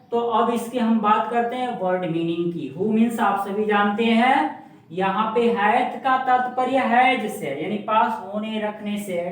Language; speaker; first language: Hindi; native; Hindi